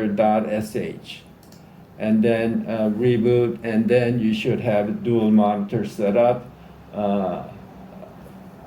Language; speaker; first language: English; native; English